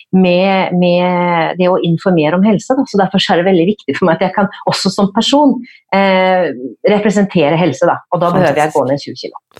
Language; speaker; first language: Norwegian; native; Norwegian